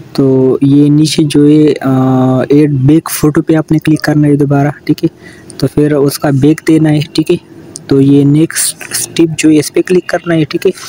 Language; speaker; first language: Urdu; non-native, local second language; Pashto